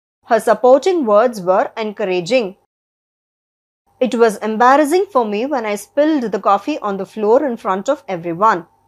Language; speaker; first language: English; non-native, local second language; Tamil